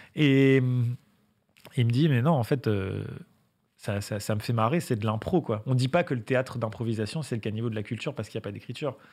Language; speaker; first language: French; native; French